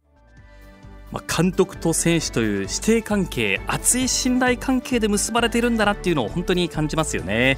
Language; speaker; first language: Japanese; native; Japanese